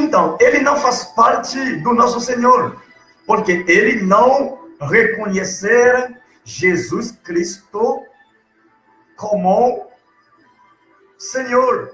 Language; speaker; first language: Portuguese; non-native, learner; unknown